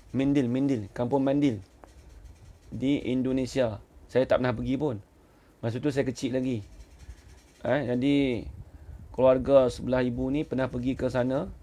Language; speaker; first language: Malay; native; Malay